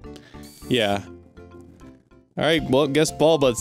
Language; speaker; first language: English; native; English